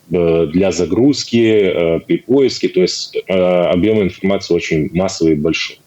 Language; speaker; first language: Russian; native; Russian